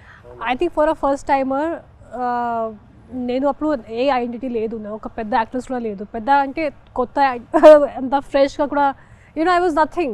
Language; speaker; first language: Telugu; non-native, local second language; Hindi